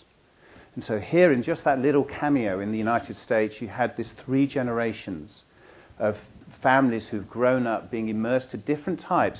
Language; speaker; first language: English; native; English